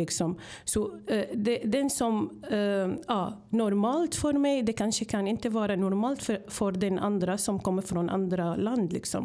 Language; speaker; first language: Swedish; non-native, fluent; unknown